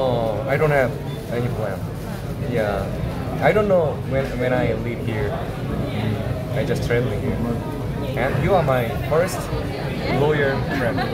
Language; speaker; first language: English; non-native, learner; Korean